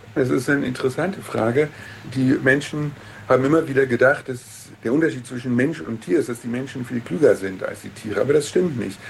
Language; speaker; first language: German; native; German